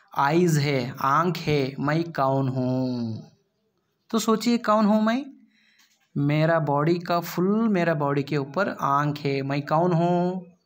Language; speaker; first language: Hindi; non-native, local second language; Kannada